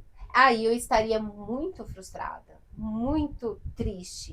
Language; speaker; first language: Portuguese; native; Portuguese